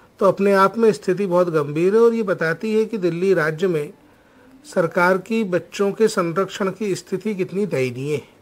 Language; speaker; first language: Hindi; native; Hindi